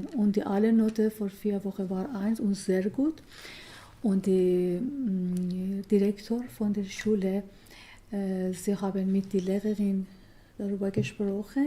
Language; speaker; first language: German; non-native, learner; Persian